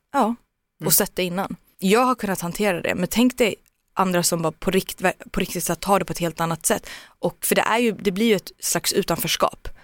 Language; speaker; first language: Swedish; early bilingual, other home language; Turoyo